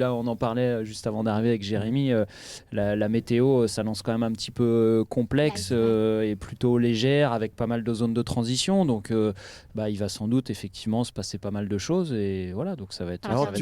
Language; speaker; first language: French; native; French